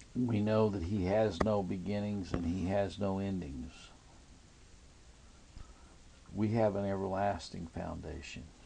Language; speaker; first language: English; native; English